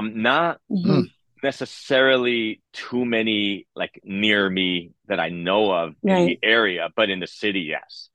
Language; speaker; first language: English; native; English